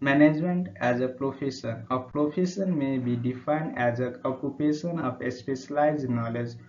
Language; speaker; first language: English; non-native, local second language; Nepali